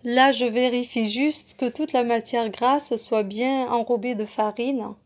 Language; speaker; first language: French; non-native, local second language; Arabic